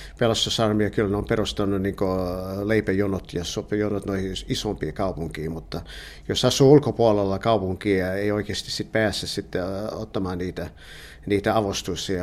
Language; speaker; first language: Finnish; early bilingual, heritage; English